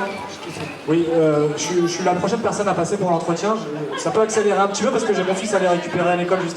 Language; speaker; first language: French; native; French